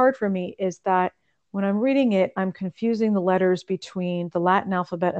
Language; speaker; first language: English; early bilingual, other home language; Russian